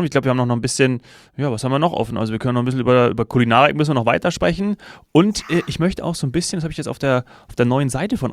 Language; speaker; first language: German; native; German